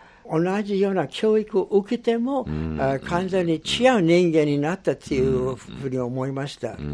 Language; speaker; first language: Japanese; non-native, fluent; English